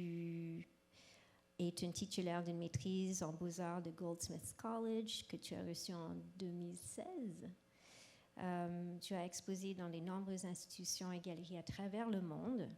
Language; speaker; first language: French; non-native, local second language; English